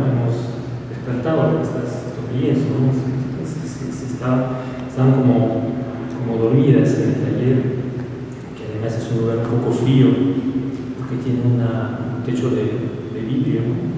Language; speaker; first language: Spanish; non-native, fluent; French